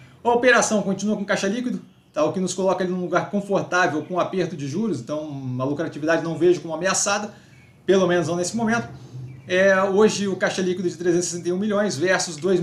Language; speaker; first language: Portuguese; native; Portuguese